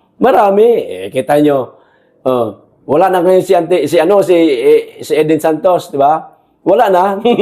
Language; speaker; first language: Filipino; non-native, local second language; Cebuano